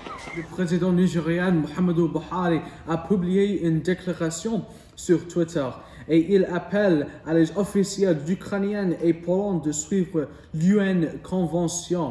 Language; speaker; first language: French; non-native, learner; English